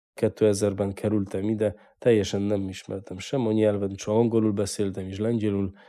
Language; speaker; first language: Hungarian; non-native, learner; Polish